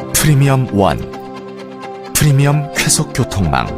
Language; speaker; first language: Korean; native; Korean